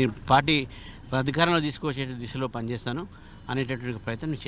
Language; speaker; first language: Telugu; native; Telugu